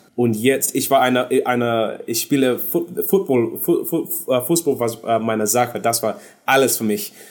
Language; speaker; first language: German; non-native, learner; English